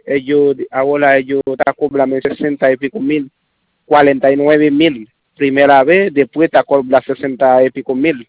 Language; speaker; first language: Spanish; non-native, learner; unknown